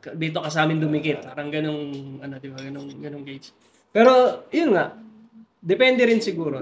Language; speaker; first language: Filipino; non-native, local second language; Pampanga